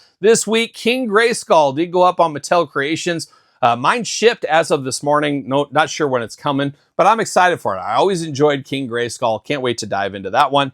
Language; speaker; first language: English; native; English